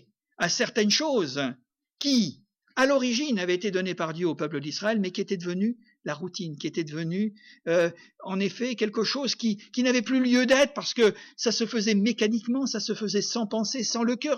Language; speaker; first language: French; native; French